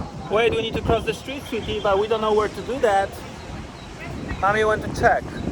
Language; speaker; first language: English; non-native, fluent; Polish